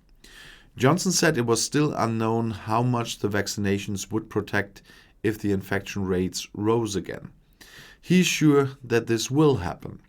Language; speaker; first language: English; non-native, fluent; German